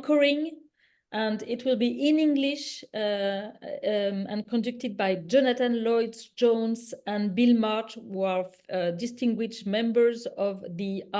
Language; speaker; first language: English; non-native, fluent; French